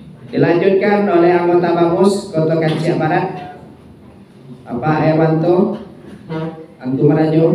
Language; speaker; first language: Indonesian; non-native, local second language; Minangkabau